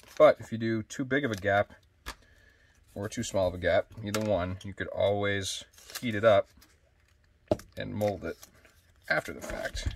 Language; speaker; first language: English; native; English